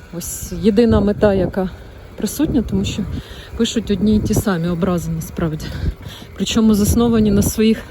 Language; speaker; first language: Ukrainian; non-native, local second language; Russian